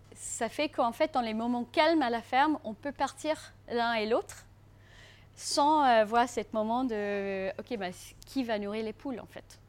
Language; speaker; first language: French; non-native, fluent; English